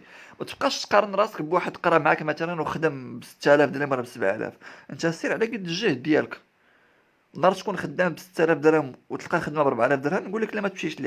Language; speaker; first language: Arabic; native; Arabic